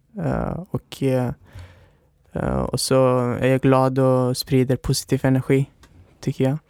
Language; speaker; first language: Swedish; non-native, fluent; Persian